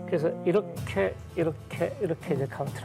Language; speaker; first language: Korean; native; Korean